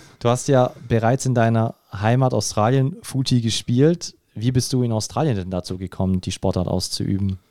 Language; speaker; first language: German; native; German